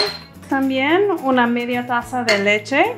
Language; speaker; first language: Spanish; non-native, fluent; English